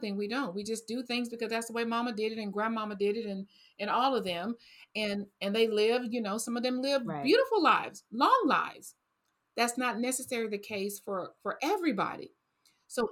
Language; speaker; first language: English; native; English